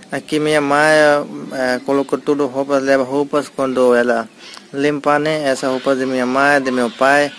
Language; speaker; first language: Portuguese; non-native, learner; Hindi